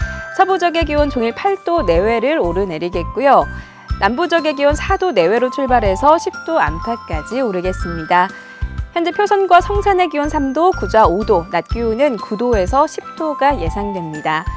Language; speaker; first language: Korean; native; Korean